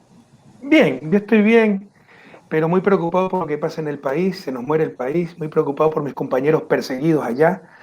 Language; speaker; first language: Spanish; native; Spanish